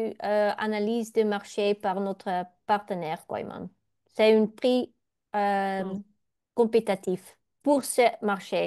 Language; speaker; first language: French; non-native, learner; Dutch